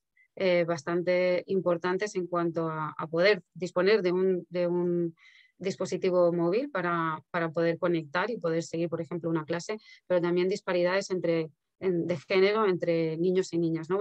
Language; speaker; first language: Spanish; native; Spanish